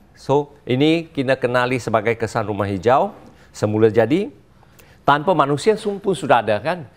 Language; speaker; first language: Malay; non-native, local second language; Chinese